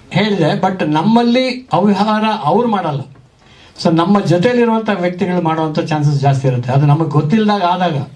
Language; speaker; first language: Kannada; native; Kannada